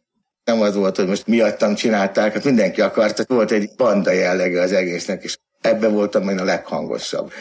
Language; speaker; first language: Hungarian; native; Hungarian